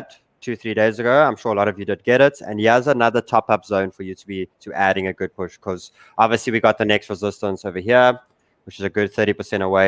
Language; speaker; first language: English; native; English